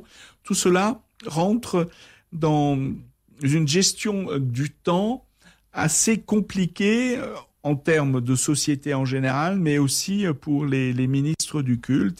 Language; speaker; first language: French; native; French